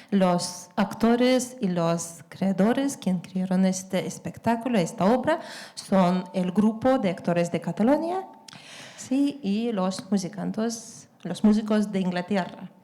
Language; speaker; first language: Spanish; non-native, fluent; Lithuanian